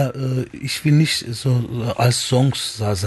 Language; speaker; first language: German; non-native, learner; Turkish